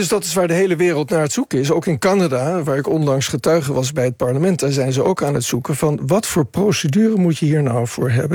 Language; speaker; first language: Dutch; native; Dutch